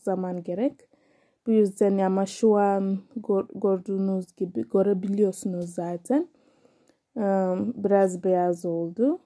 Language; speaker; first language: Turkish; non-native, learner; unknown